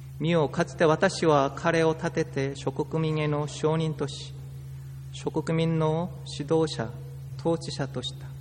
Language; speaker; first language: Japanese; non-native, fluent; Korean